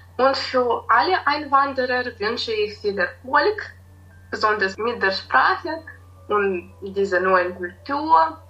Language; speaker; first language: German; non-native, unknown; Ukrainian